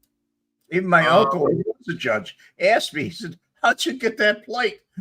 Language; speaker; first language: English; native; English